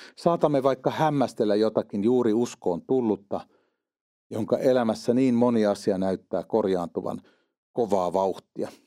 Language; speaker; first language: Finnish; native; Finnish